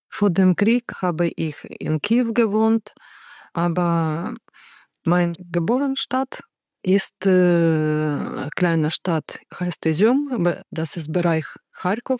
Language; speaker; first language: German; non-native, learner; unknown